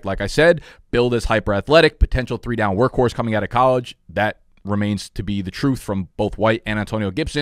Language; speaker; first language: English; native; English